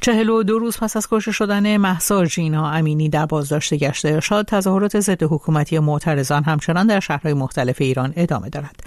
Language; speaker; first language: Persian; native; Persian